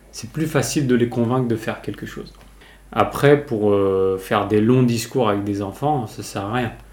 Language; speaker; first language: French; early bilingual, other home language; Kabyle